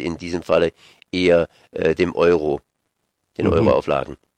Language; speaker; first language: German; native; German